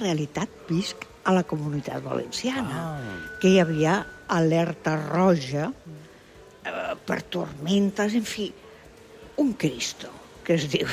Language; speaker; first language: Catalan; non-native, local second language; Spanish